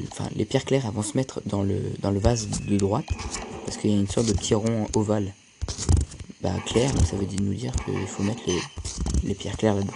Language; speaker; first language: French; native; French